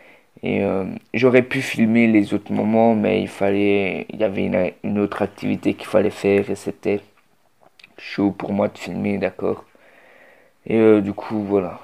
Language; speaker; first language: French; native; French